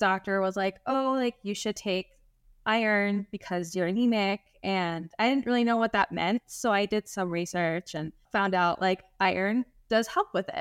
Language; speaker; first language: English; native; English